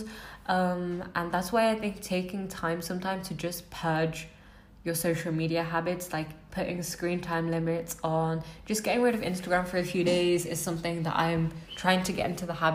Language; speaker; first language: English; native; English